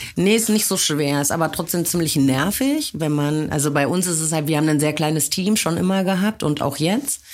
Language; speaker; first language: German; native; German